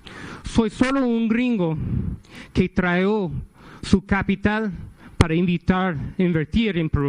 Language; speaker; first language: Spanish; non-native, fluent; English